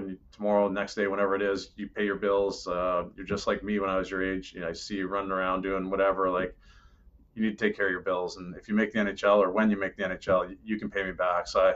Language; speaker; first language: English; native; English